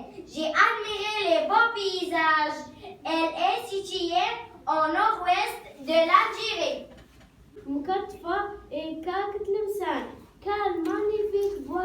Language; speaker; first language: French; non-native, learner; Arabic